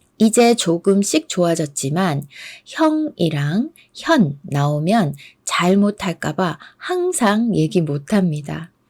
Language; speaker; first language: Korean; native; Korean